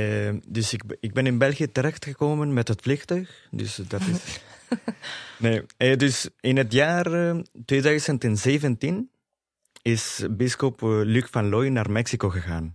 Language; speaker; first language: Dutch; non-native, fluent; Spanish